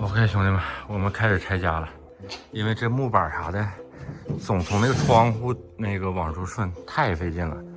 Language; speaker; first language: Chinese; native; Chinese